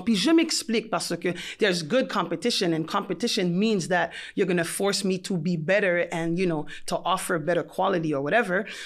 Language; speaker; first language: English; non-native, fluent; French